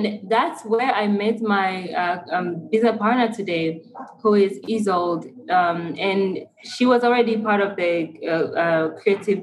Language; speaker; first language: English; non-native, local second language; Kinyarwanda